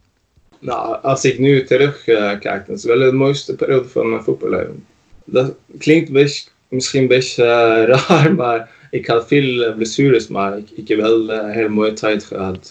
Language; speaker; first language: Dutch; non-native, fluent; Norwegian